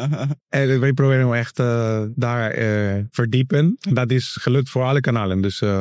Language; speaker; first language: Dutch; non-native, learner; Spanish